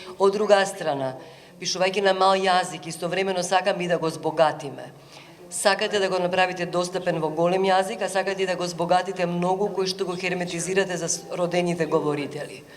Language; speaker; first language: Macedonian; native; Macedonian